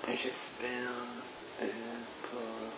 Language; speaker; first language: French; non-native, learner; English